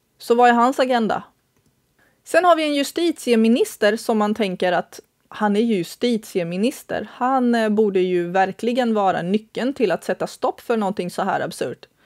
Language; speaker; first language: Swedish; early bilingual, other home language; Bosnian